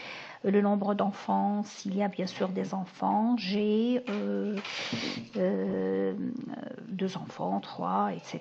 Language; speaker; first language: French; non-native, local second language; Arabic